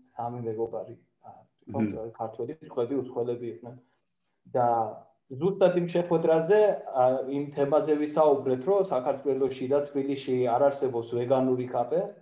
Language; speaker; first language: Georgian; non-native, fluent; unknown